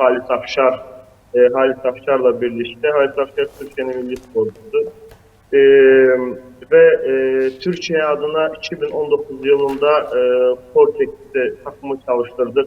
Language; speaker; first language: Turkish; non-native, fluent; Azerbaijani